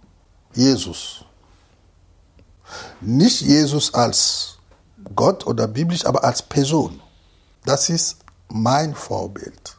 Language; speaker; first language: German; non-native, fluent; Lingala